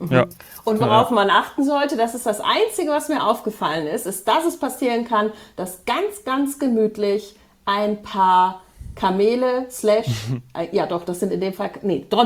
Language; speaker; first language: German; native; German